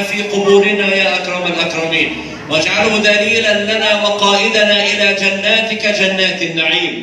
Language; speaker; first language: Arabic; native; Arabic